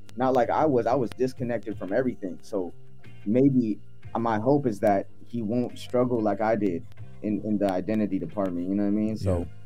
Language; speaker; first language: English; native; English